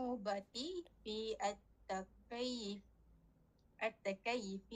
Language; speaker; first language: Arabic; non-native, learner; Malay